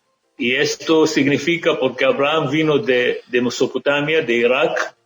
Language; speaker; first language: Spanish; non-native, fluent; Arabic